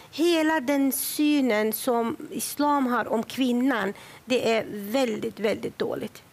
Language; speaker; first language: Swedish; non-native, fluent; Kurdish